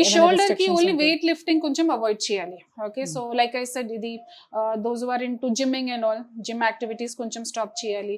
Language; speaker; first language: Telugu; non-native, local second language; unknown